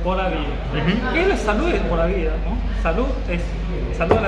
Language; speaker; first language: Spanish; non-native, learner; Chinese